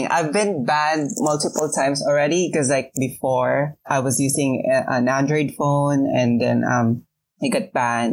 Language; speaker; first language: English; non-native, local second language; Filipino